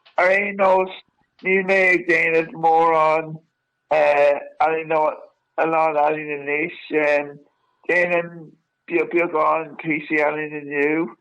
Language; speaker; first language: Irish; non-native, local second language; English